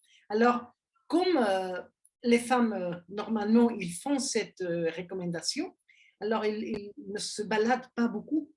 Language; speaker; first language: French; non-native, fluent; Spanish